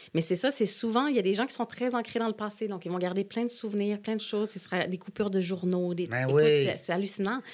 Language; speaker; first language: French; native; French